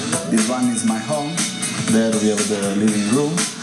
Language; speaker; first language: English; non-native, learner; Italian